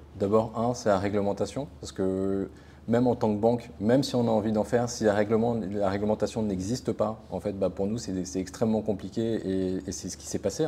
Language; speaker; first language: French; native; French